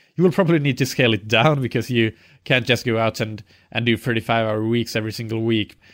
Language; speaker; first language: English; non-native, fluent; Swedish